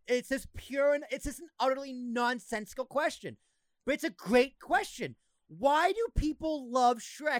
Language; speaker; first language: English; native; English